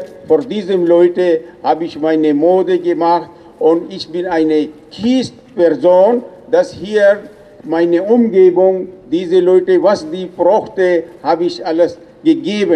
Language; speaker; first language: German; non-native, learner; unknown